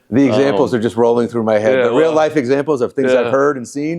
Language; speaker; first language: English; native; English